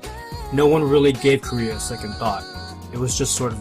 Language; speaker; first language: English; native; English